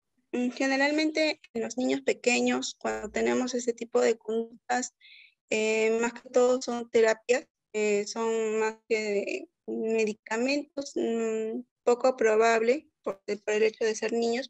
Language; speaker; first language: Spanish; native; Spanish